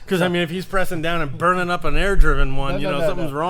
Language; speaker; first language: English; native; English